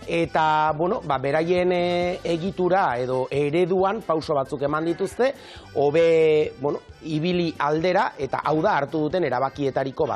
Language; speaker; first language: Basque; native; Basque